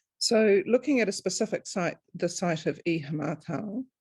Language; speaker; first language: English; native; English